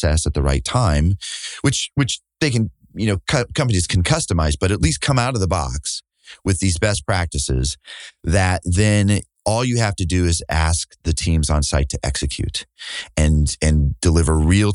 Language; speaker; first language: English; native; English